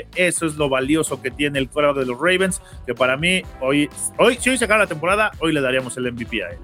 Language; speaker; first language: Spanish; native; Spanish